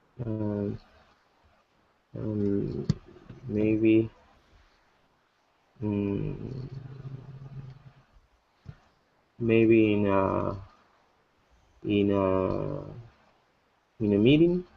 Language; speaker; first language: English; non-native, learner; Spanish